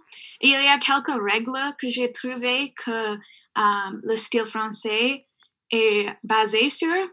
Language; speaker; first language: French; non-native, learner; English